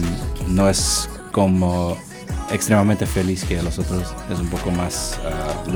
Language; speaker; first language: Spanish; early bilingual, heritage; Spanish